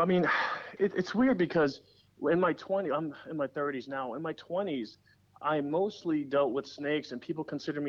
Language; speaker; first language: English; native; English